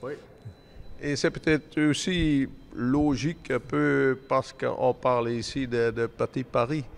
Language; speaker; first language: French; non-native, fluent; Dutch